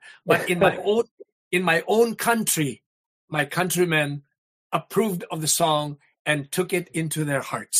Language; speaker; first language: English; non-native, local second language; Hiligaynon